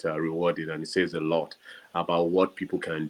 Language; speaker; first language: English; non-native, local second language; Yoruba